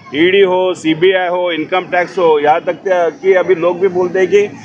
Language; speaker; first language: Hindi; non-native, local second language; Marathi